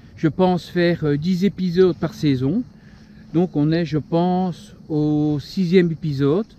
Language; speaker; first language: French; native; French